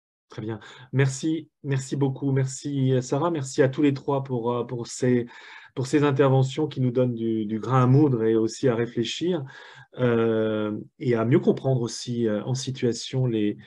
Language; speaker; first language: French; native; French